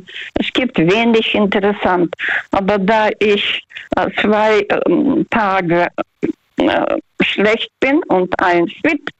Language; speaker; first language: German; non-native, fluent; Russian